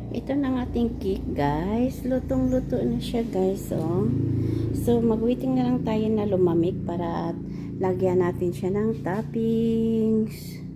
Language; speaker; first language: Filipino; non-native, local second language; Cebuano